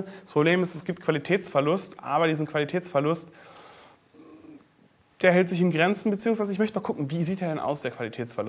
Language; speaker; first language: German; native; German